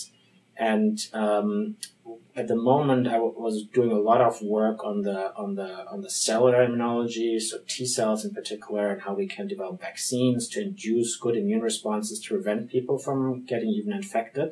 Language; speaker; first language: English; non-native, fluent; German